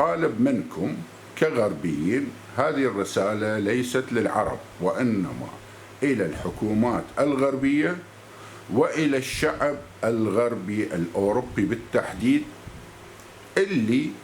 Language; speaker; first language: Arabic; native; Arabic